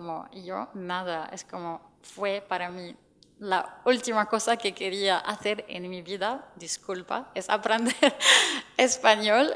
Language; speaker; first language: Spanish; non-native, fluent; Arabic